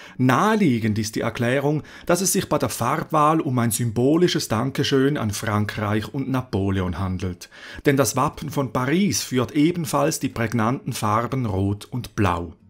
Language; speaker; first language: German; native; German